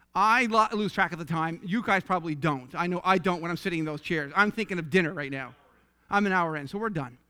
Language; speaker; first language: English; native; English